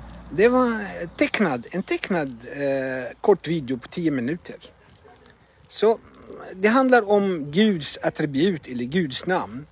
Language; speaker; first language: Swedish; non-native, fluent; Arabic